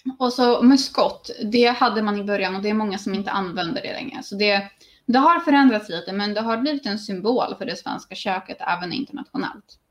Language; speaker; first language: Swedish; native; Swedish